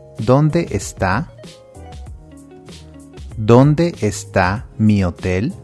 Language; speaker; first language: Spanish; non-native, fluent; English